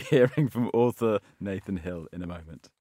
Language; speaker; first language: English; native; English